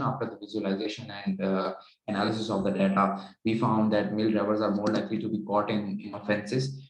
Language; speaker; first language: English; non-native, local second language; Urdu